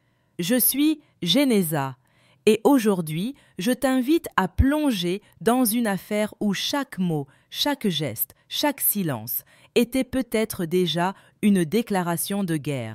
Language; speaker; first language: French; native; French